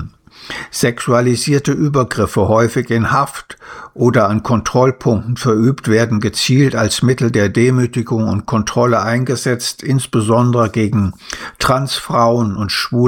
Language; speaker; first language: German; native; German